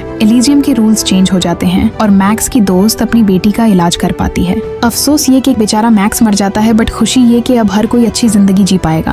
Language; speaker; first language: Hindi; native; Hindi